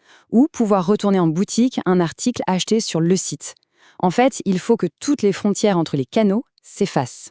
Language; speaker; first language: French; native; French